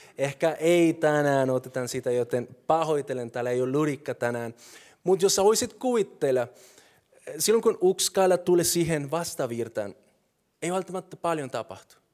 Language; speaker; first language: Finnish; non-native, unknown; Spanish